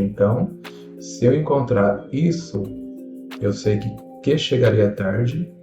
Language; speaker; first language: Portuguese; native; Portuguese